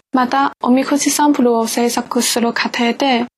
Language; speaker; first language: Japanese; non-native, fluent; Chinese